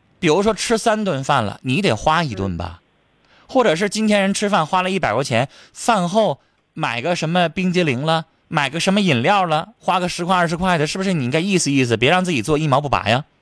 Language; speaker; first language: Chinese; native; Chinese